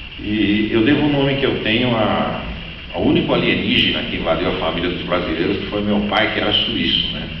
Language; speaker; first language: Portuguese; native; Portuguese